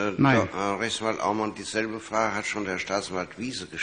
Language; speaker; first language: German; native; German